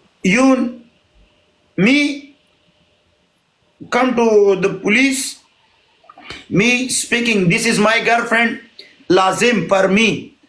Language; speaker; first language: English; non-native, learner; Pashto